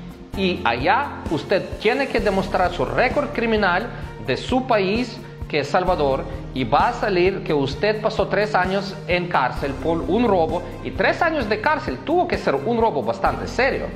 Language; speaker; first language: Spanish; non-native, fluent; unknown